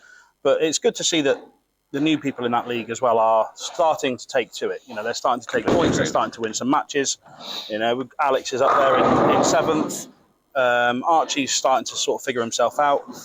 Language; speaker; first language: English; native; English